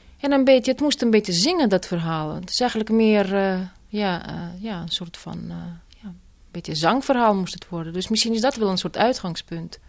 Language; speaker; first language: Dutch; non-native, fluent; Russian